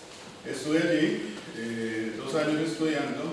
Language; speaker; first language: Spanish; native; Spanish